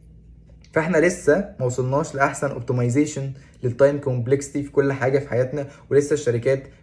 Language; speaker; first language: Arabic; native; Arabic